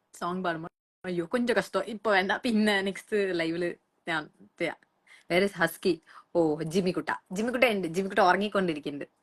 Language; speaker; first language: Malayalam; non-native, local second language; Tamil